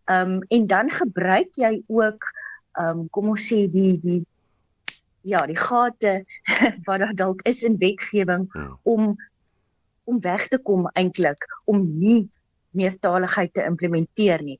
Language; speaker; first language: Afrikaans; native; Afrikaans